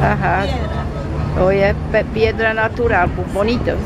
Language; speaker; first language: Spanish; non-native, learner; Czech